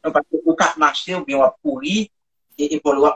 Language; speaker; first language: French; non-native, local second language; Haitian Creole